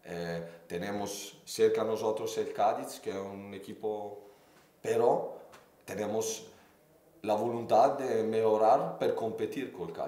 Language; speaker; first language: Spanish; non-native, fluent; Italian